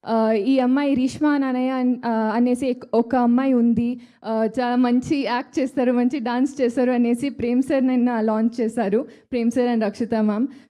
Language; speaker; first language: Telugu; non-native, learner; Kannada